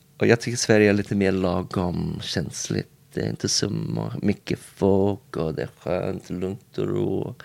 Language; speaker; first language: Swedish; non-native, learner; English